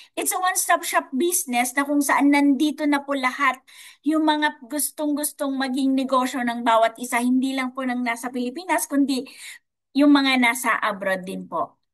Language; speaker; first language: Filipino; non-native, local second language; Iloko